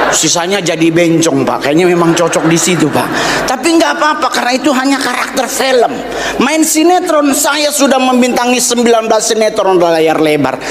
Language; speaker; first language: Indonesian; native; Indonesian